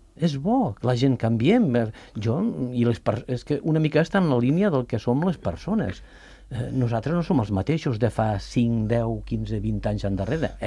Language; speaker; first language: Catalan; native; Catalan